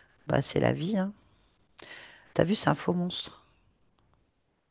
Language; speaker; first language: French; native; French